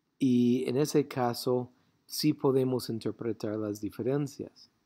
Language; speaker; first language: Spanish; non-native, fluent; English